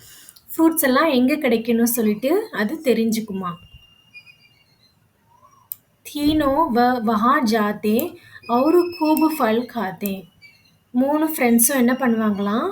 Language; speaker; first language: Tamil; native; Tamil